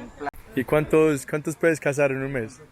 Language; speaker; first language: Spanish; early bilingual, heritage; English